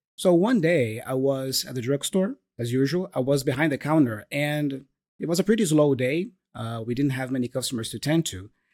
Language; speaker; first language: English; non-native, fluent; Portuguese